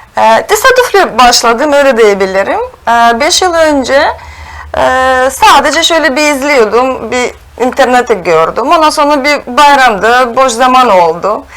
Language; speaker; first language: Turkish; non-native, fluent; Russian